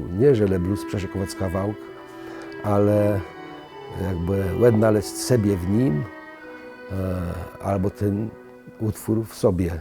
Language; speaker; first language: Polish; native; Polish